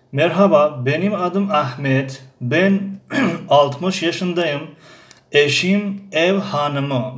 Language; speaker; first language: Turkish; non-native, fluent; Tajik